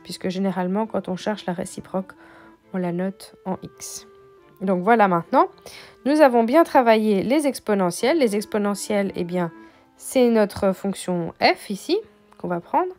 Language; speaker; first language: French; native; French